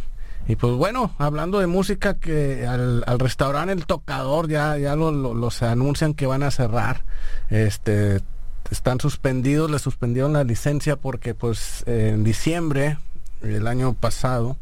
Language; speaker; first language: Spanish; native; Spanish